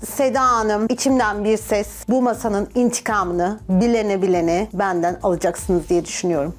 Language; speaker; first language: Turkish; native; Turkish